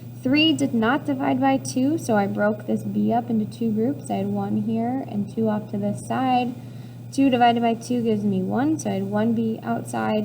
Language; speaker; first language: English; native; English